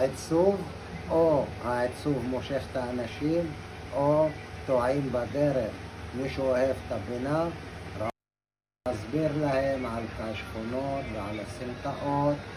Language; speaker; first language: Hebrew; non-native, local second language; Arabic